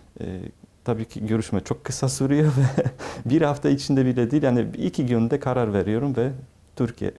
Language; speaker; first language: Turkish; non-native, fluent; Polish